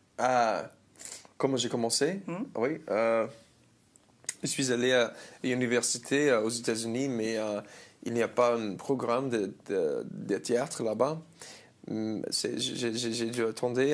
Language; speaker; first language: French; non-native, learner; English